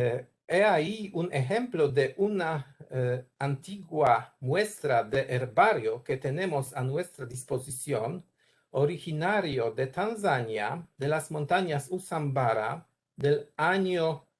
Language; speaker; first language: Spanish; non-native, learner; Polish